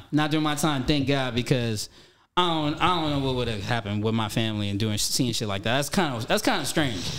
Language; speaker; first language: English; native; English